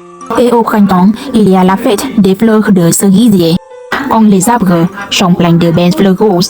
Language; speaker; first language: French; non-native, learner; Vietnamese